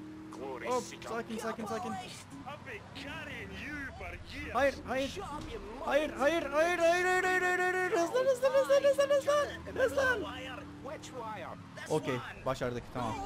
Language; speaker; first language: Turkish; native; Turkish